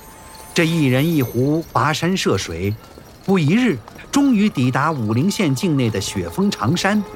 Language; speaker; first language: Chinese; native; Chinese